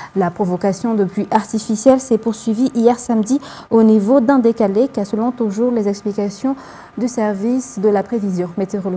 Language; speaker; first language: French; non-native, local second language; Malagasy